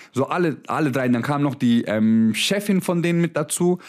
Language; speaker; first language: German; early bilingual, other home language; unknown